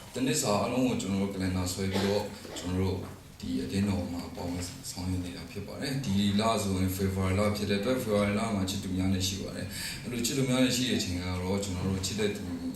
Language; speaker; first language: Burmese; non-native, local second language; Kachin